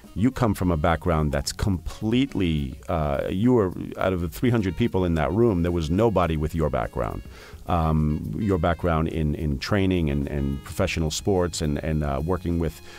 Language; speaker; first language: English; native; English